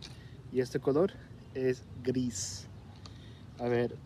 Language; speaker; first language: Spanish; early bilingual, heritage; Spanish